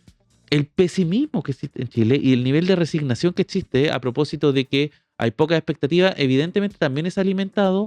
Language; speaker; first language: Spanish; native; Spanish